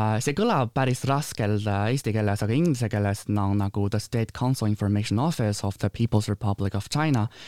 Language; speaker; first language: Estonian; non-native, fluent; Chinese